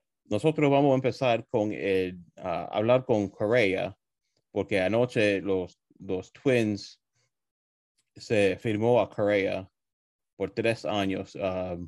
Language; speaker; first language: Spanish; early bilingual, other home language; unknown